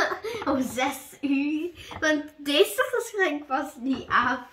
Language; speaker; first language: Dutch; non-native, learner; German